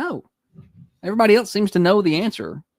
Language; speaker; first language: English; native; English